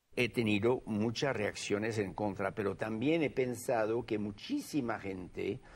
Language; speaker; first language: Spanish; non-native, fluent; French